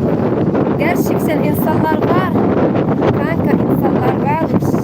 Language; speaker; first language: Turkish; non-native, learner; Arabic